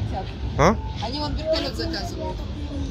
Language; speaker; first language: Russian; native; Russian